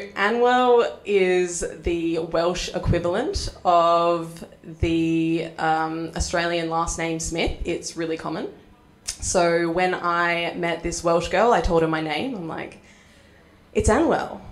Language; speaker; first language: English; native; English